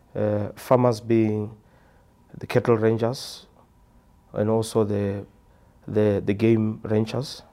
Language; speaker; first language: English; non-native, local second language; Tswana